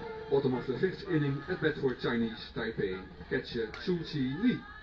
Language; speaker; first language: English; non-native, fluent; Dutch